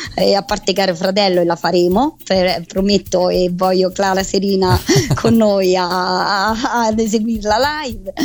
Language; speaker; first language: Italian; native; Italian